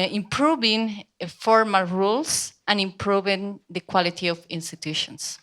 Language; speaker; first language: English; non-native, fluent; Spanish